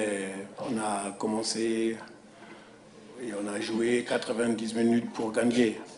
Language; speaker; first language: French; non-native, fluent; German